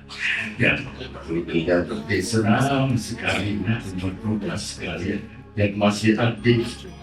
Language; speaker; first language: Indonesian; non-native, learner; Thai